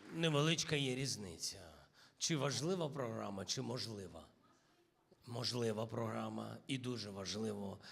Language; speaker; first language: Ukrainian; non-native, local second language; Russian